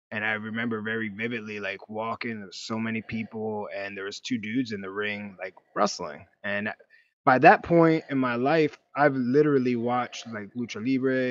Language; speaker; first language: English; native; English